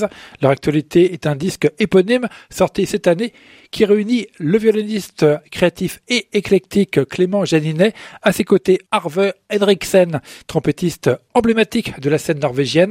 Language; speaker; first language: French; native; French